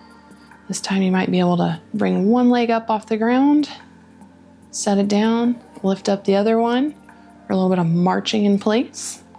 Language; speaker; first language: English; native; English